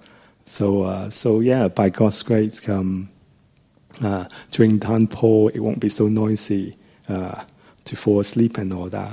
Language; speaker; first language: English; non-native, local second language; Cantonese